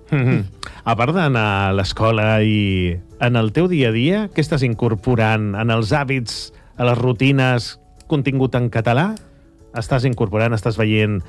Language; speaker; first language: Catalan; native; Catalan